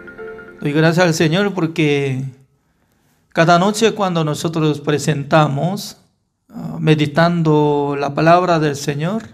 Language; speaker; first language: Spanish; non-native, fluent; Korean